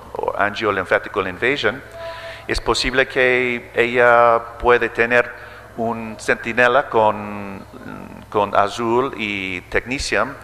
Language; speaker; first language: Spanish; early bilingual, heritage; English